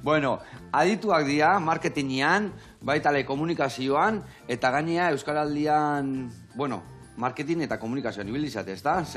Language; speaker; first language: Basque; native; Basque